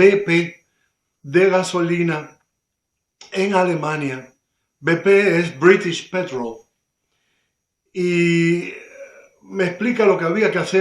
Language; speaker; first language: Spanish; native; Spanish